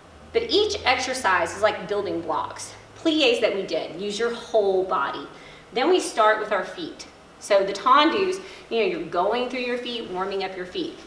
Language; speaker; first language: English; native; English